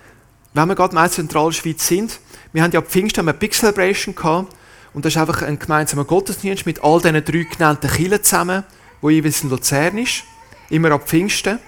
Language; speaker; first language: German; native; German